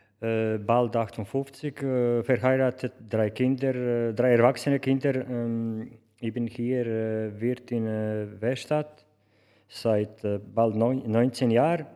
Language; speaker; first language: German; non-native, learner; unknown